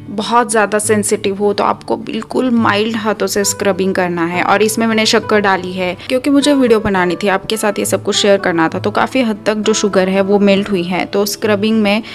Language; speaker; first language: Hindi; non-native, local second language; Marathi